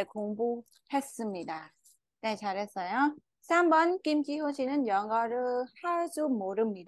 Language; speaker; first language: Korean; non-native, fluent; Khmer